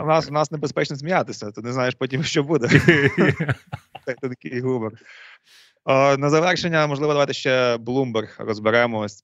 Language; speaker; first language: Ukrainian; native; Ukrainian